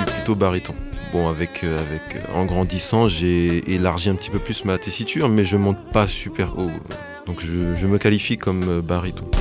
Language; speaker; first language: French; native; French